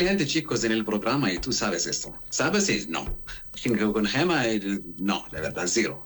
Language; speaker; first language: Spanish; non-native, learner; Arabic